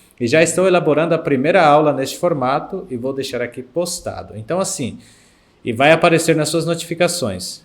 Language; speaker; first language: Portuguese; non-native, fluent; Guarani